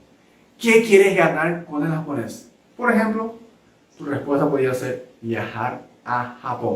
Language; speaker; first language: Spanish; non-native, local second language; Japanese